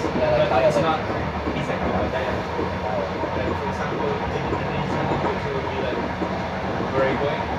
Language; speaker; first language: English; non-native, fluent; Indonesian